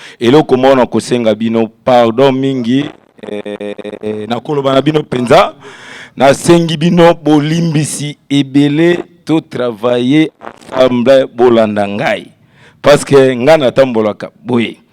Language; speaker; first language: Lingala; non-native, local second language; Kongo